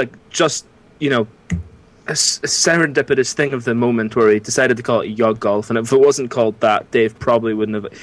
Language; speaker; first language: English; native; English